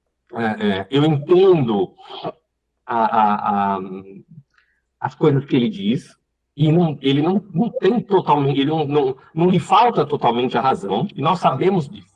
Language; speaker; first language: Portuguese; native; Portuguese